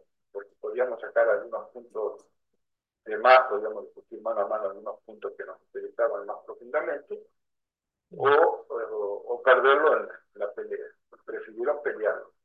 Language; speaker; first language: Spanish; native; Spanish